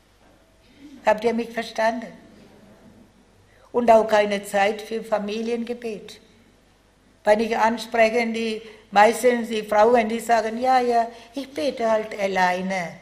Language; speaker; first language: German; non-native, fluent; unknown